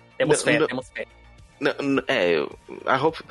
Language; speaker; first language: Portuguese; native; Portuguese